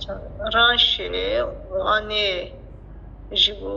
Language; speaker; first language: Russian; non-native, learner; Azerbaijani